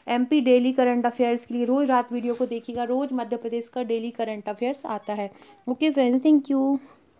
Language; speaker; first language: Hindi; native; Hindi